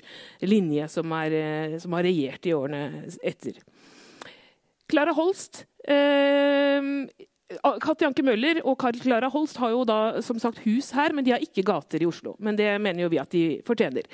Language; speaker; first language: Norwegian; native; Norwegian